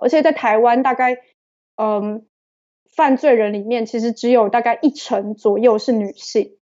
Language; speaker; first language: Chinese; native; Chinese